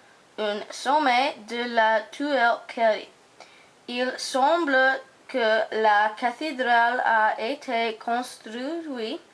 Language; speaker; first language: French; non-native, learner; English